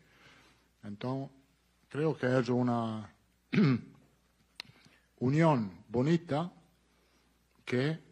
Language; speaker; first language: Spanish; non-native, fluent; Italian